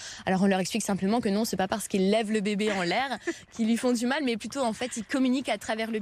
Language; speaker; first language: French; native; French